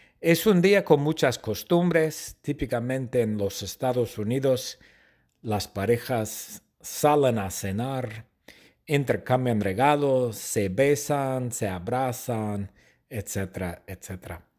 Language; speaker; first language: Spanish; non-native, fluent; English